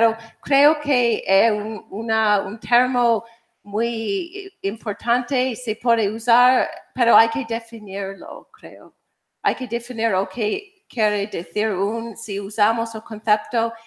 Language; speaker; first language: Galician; non-native, fluent; English